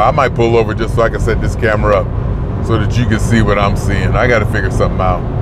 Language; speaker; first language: English; native; English